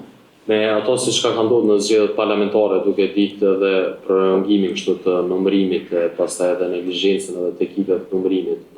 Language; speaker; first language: Albanian; native; Albanian